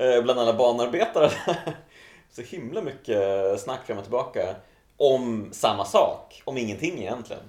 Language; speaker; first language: Swedish; native; Swedish